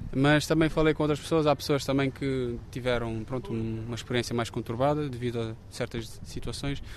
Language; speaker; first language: Portuguese; non-native, local second language; Kabuverdianu